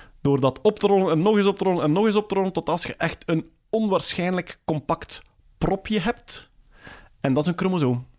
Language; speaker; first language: Dutch; native; Dutch